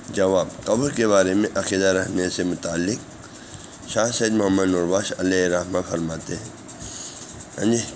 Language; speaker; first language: Urdu; non-native, local second language; Balti